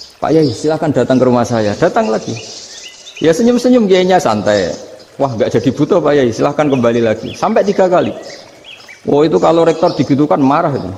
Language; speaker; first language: Indonesian; non-native, local second language; Javanese